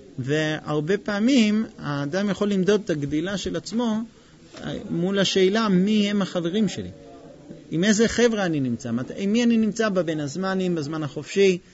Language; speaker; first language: Hebrew; non-native, fluent; English